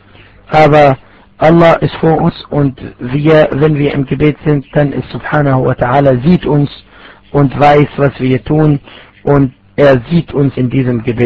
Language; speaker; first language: German; non-native, fluent; Arabic